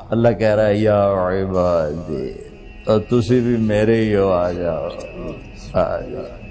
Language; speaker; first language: Urdu; non-native, local second language; Punjabi